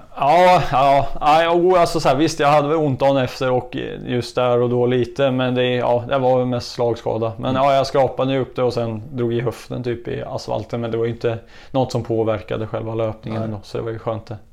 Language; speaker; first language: Swedish; native; Swedish